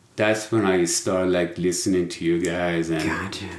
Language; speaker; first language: English; non-native, fluent; Persian